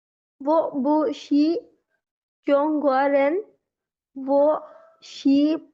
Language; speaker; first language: Chinese; non-native, learner; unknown